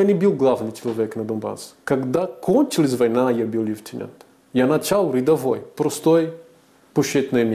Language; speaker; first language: Russian; non-native, learner; Portuguese